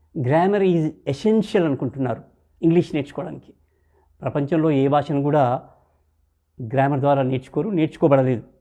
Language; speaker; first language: Telugu; native; Telugu